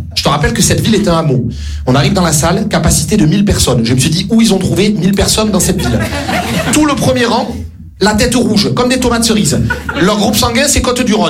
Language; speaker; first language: French; native; French